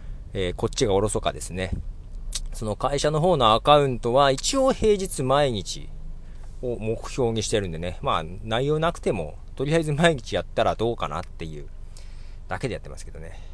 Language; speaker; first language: Japanese; native; Japanese